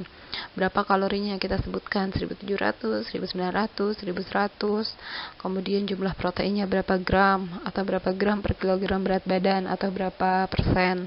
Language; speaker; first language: Indonesian; native; Indonesian